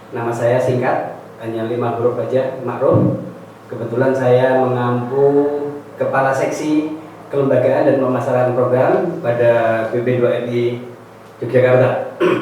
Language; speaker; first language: Indonesian; non-native, local second language; Javanese